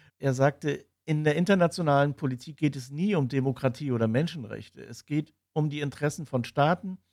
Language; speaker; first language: German; native; German